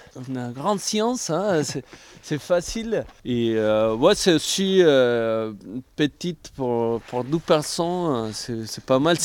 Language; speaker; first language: French; non-native, fluent; Spanish